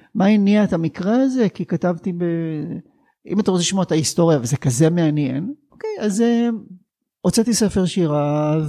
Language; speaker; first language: Hebrew; native; Hebrew